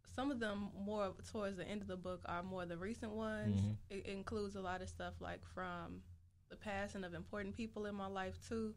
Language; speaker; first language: English; native; English